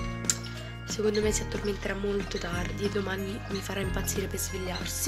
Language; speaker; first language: Italian; native; Italian